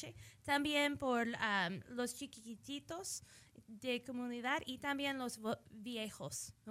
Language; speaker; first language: Spanish; early bilingual, heritage; English